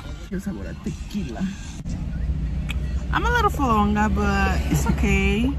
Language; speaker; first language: English; early bilingual, other home language; Spanish